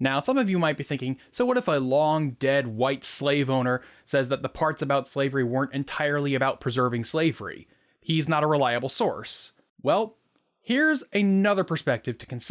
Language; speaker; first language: English; native; English